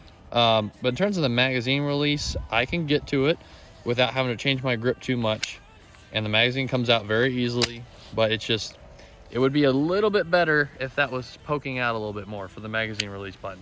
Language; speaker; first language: English; native; English